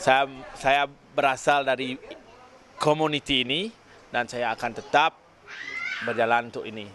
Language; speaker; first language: Indonesian; non-native, local second language; Balinese